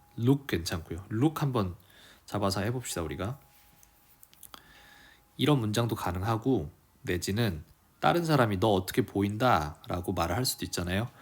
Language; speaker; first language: Korean; native; Korean